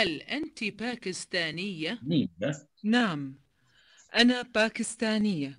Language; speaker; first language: Arabic; non-native, learner; Indonesian